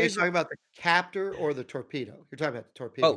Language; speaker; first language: English; native; English